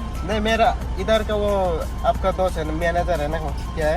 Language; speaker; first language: Hindi; non-native, learner; Nepali